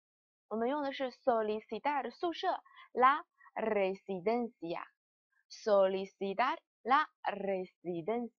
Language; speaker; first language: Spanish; non-native, fluent; Chinese